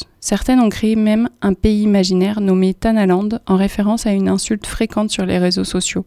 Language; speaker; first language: French; native; French